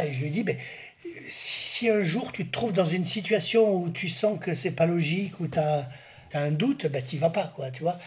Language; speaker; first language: French; native; French